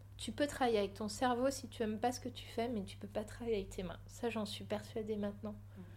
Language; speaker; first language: French; early bilingual, other home language; Portuguese